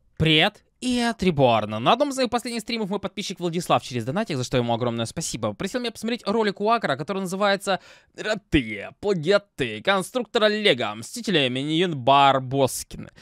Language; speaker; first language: Russian; native; Russian